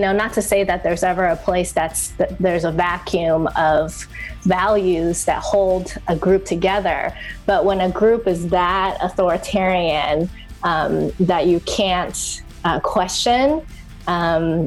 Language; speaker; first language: English; non-native, fluent; Chinese